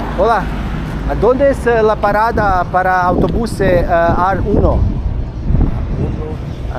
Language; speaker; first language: Spanish; non-native, learner; Serbian